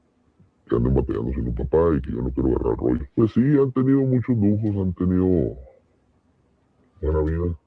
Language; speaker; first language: Spanish; native; Spanish